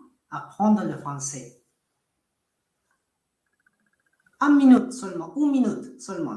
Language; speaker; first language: French; non-native, fluent; Spanish